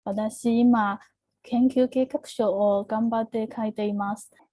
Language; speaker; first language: Japanese; non-native, learner; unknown